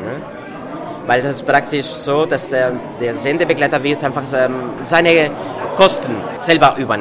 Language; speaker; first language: German; non-native, fluent; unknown